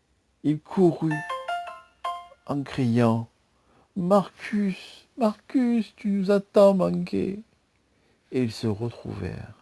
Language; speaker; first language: French; native; French